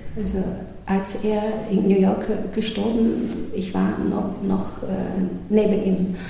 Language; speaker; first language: German; non-native, learner; Chinese